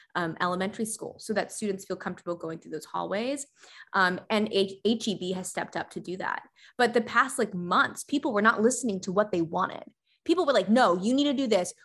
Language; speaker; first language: English; native; English